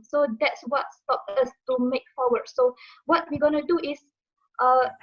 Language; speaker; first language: English; non-native, learner; Malay